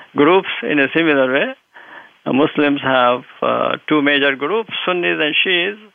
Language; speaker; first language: English; non-native, local second language; Urdu